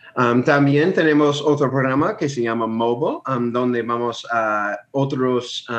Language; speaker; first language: Spanish; non-native, fluent; English